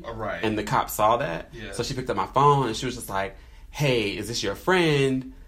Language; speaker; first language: English; native; English